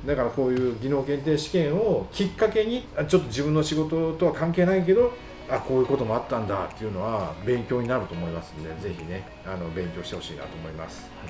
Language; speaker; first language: Japanese; native; Japanese